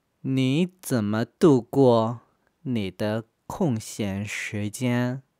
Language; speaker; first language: Chinese; non-native, fluent; Korean